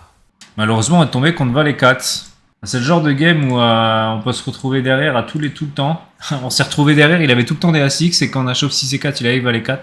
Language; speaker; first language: French; native; French